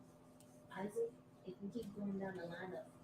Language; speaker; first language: English; native; English